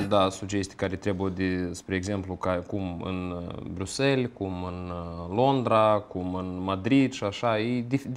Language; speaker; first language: Romanian; non-native, local second language; Russian